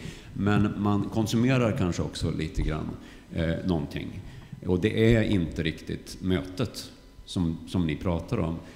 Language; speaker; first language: Swedish; native; Swedish